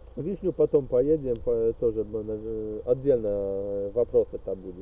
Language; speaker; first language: Russian; non-native, fluent; Polish